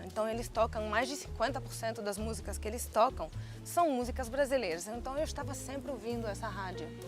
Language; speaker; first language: Portuguese; non-native, fluent; German